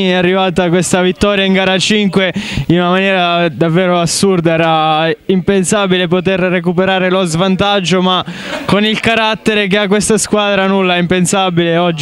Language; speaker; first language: Italian; native; Italian